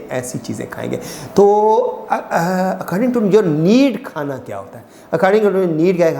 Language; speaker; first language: Urdu; non-native, local second language; Punjabi